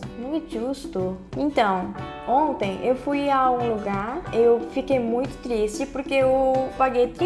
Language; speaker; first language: Portuguese; non-native, fluent; Korean